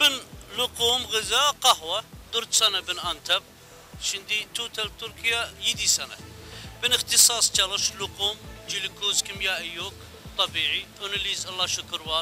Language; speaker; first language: Turkish; non-native, learner; Arabic